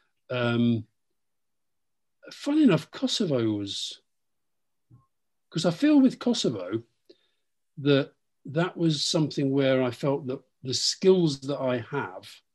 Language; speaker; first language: English; native; English